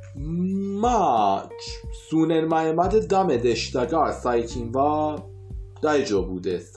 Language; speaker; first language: Japanese; non-native, fluent; Persian